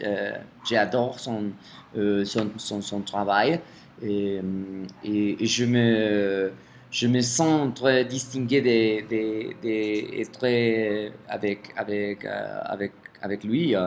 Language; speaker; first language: French; non-native, fluent; Spanish